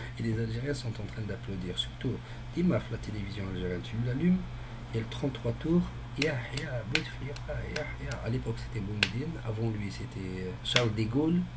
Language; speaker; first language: French; non-native, local second language; Arabic